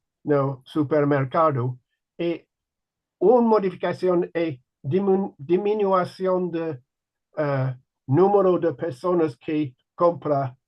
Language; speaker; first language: Spanish; non-native, learner; English